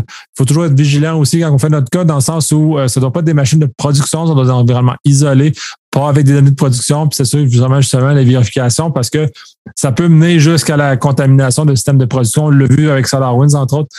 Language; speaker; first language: French; native; French